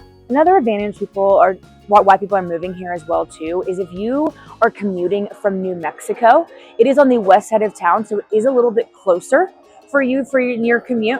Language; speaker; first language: English; native; English